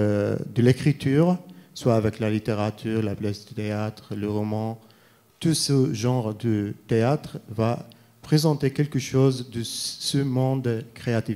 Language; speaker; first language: French; non-native, fluent; Arabic